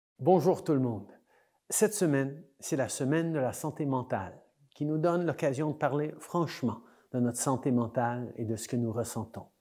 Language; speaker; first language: French; native; French